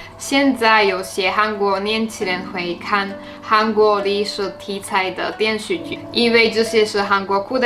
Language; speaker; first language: Chinese; non-native, fluent; Slovak